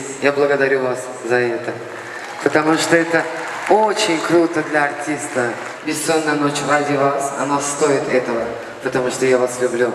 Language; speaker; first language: Russian; non-native, fluent; Azerbaijani